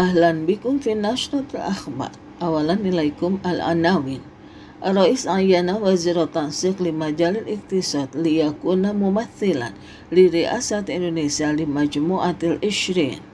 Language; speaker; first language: Arabic; non-native, fluent; Indonesian